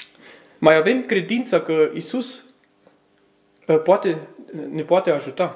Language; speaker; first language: Romanian; early bilingual, heritage; Romanian